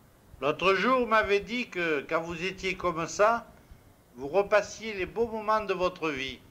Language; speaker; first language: French; native; French